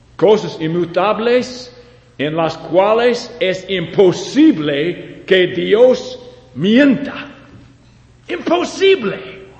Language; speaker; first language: Spanish; non-native, learner; English